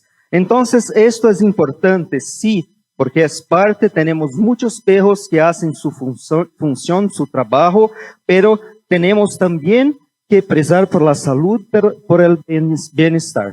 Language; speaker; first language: Spanish; non-native, fluent; Portuguese